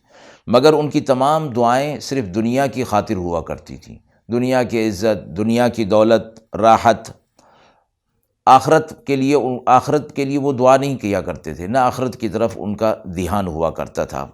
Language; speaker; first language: Urdu; native; Urdu